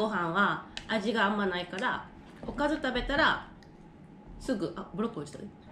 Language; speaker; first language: Japanese; native; Japanese